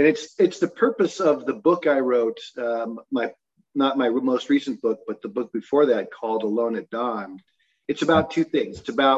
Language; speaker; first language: English; native; English